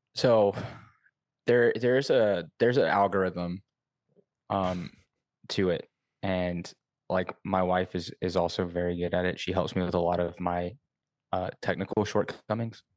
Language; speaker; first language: English; native; English